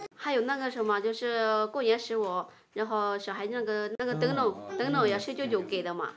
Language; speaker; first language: Chinese; non-native, fluent; Lao